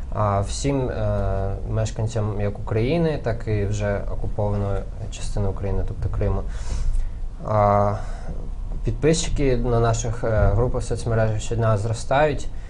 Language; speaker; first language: Ukrainian; non-native, local second language; Crimean Tatar